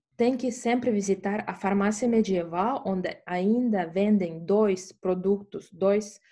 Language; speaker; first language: Portuguese; non-native, fluent; Estonian